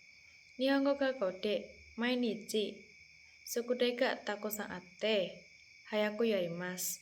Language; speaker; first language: Japanese; non-native, learner; Indonesian